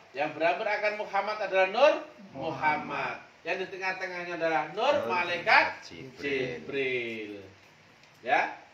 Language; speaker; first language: Indonesian; native; Indonesian